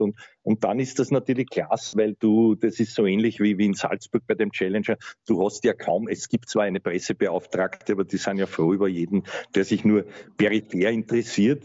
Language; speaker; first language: German; native; German